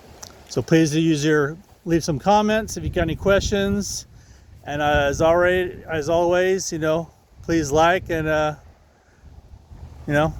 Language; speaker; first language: English; native; English